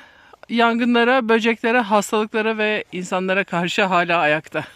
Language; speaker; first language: Turkish; native; Turkish